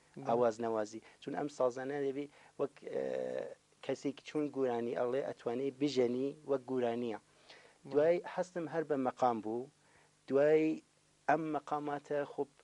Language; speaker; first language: Central Kurdish; non-native, local second language; Southern Kurdish